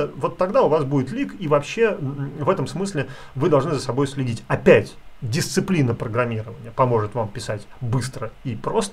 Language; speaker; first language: Russian; native; Russian